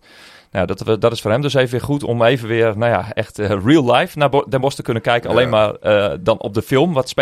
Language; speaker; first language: Dutch; native; Dutch